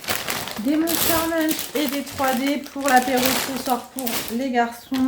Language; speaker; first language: French; native; French